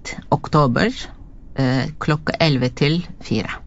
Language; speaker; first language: Norwegian; non-native, fluent; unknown